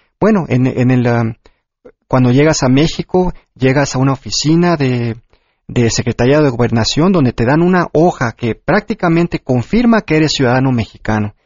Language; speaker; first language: Spanish; early bilingual, heritage; Spanish